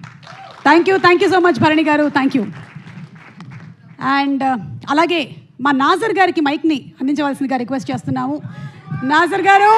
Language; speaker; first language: Telugu; native; Telugu